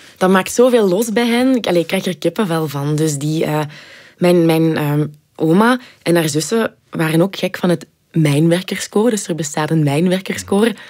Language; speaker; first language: Dutch; native; Dutch